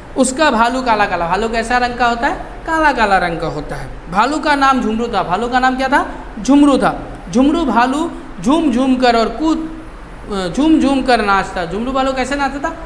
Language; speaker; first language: Hindi; non-native, local second language; Bangla